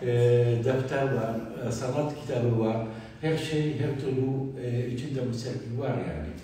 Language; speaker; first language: Turkish; non-native, learner; Arabic